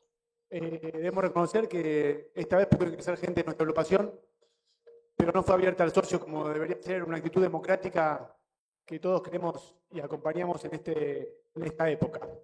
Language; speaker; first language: Spanish; native; Spanish